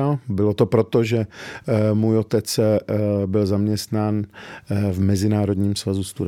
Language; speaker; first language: Czech; early bilingual, other home language; Arabic